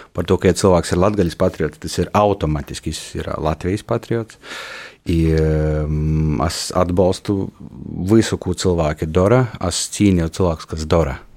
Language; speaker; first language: Latvian; native; Latvian